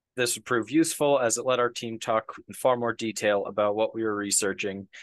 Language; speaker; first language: English; native; English